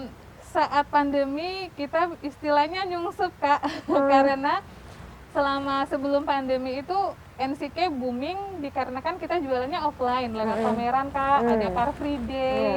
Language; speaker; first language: Indonesian; native; Indonesian